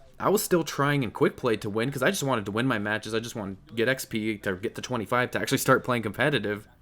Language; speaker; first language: English; native; English